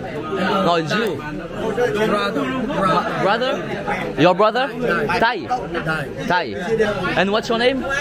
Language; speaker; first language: English; non-native, learner; French